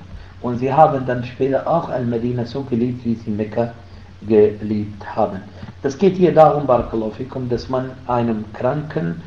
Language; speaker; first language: German; non-native, fluent; Arabic